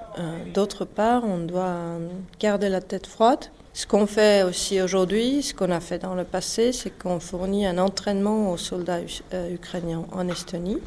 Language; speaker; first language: French; non-native, fluent; Estonian